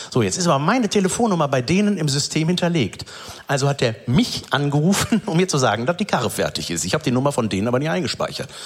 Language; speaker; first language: German; native; German